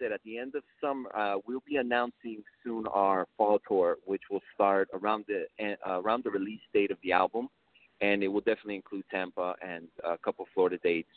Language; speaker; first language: English; early bilingual, other home language; Spanish